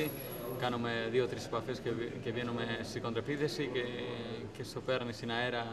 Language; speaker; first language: Greek; non-native, fluent; Spanish